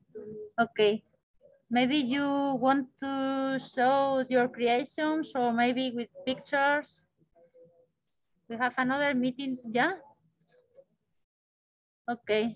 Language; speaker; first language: English; non-native, learner; Spanish